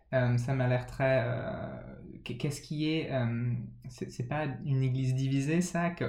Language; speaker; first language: French; early bilingual, other home language; English